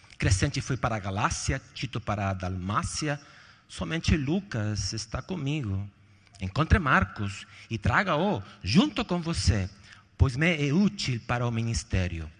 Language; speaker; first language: Portuguese; non-native, fluent; Spanish